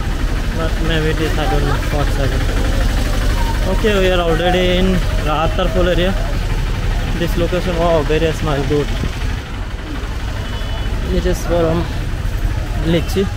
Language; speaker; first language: English; non-native, learner; Bangla